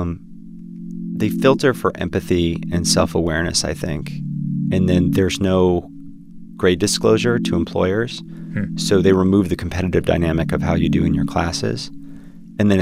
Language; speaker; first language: English; native; English